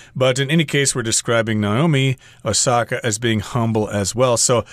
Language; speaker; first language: English; native; English